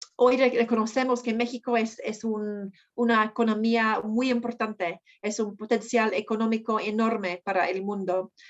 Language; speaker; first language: Spanish; non-native, fluent; English